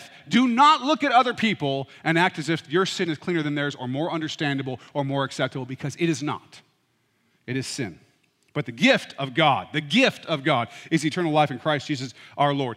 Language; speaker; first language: English; native; English